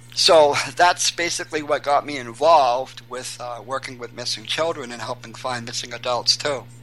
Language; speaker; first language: English; native; English